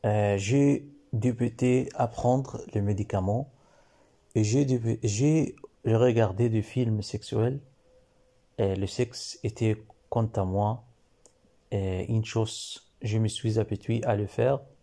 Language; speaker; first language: French; non-native, learner; Arabic